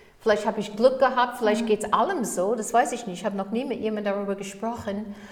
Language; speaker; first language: German; non-native, fluent; English